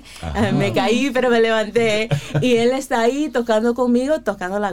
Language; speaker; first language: Spanish; early bilingual, heritage; Spanish